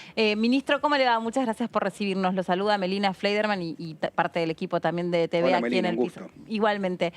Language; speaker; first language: Spanish; native; Spanish